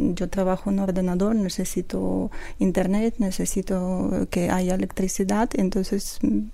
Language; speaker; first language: Spanish; non-native, fluent; Ukrainian